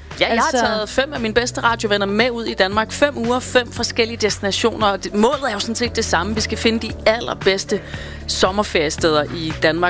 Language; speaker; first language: Danish; native; Danish